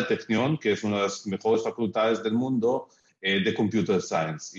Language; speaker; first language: Spanish; early bilingual, heritage; Spanish